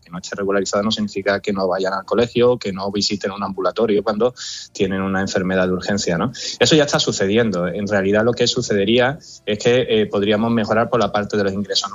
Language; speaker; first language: Spanish; native; Spanish